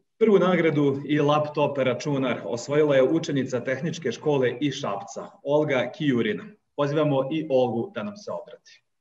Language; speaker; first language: Serbian; native; Serbian